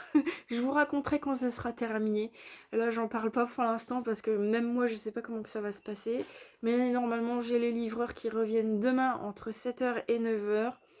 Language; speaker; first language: French; native; French